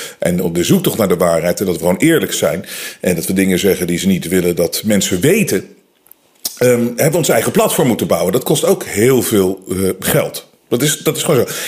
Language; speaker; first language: Dutch; native; Dutch